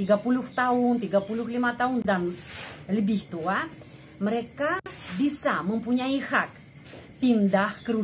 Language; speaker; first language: Indonesian; non-native, fluent; Russian